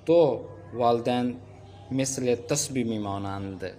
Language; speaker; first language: Persian; non-native, fluent; Urdu